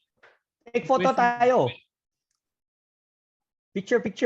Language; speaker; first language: Filipino; non-native, fluent; Indonesian